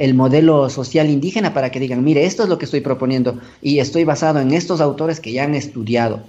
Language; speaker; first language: Spanish; native; Spanish